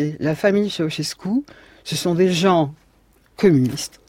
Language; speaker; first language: French; native; French